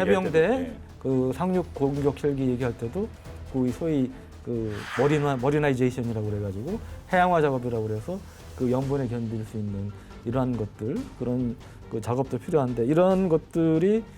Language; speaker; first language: Korean; native; Korean